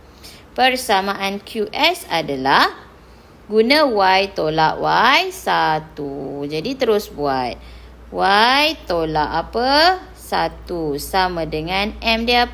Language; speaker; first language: Malay; native; Malay